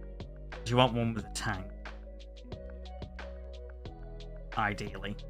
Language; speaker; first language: English; native; English